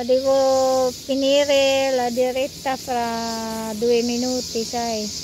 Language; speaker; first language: Italian; non-native, fluent; Filipino